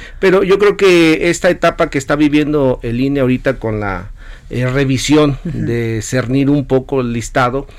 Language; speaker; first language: Spanish; native; Spanish